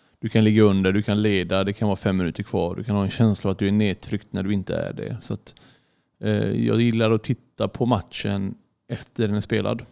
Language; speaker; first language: Swedish; early bilingual, other home language; Arabic